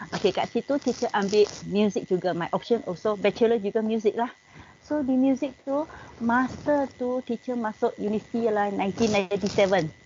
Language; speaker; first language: Malay; non-native, local second language; Chinese